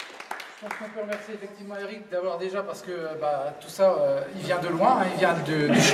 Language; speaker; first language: French; native; French